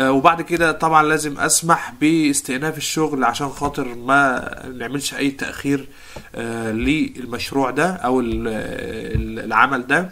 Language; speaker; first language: Arabic; native; Arabic